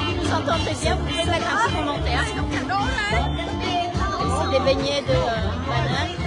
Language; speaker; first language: French; early bilingual, other home language; Vietnamese